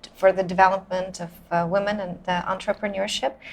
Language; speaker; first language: English; non-native, fluent; Russian